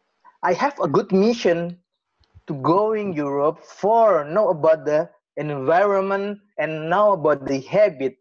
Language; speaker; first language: English; non-native, learner; Indonesian